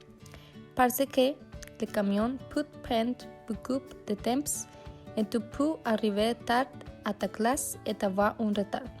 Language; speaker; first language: French; non-native, learner; Spanish